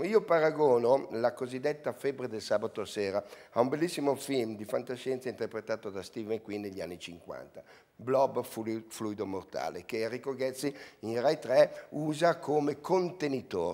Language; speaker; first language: Italian; native; Italian